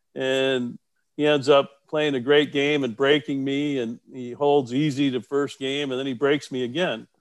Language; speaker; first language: English; native; English